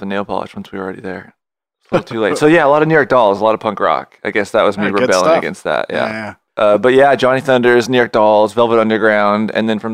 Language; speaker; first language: English; native; English